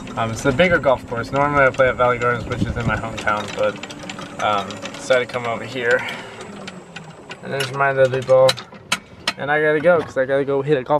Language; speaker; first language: English; native; English